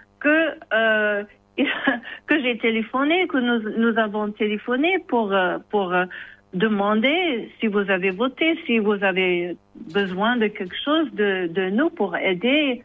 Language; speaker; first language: French; non-native, learner; English